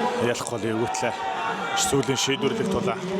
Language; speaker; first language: Mongolian; native; Mongolian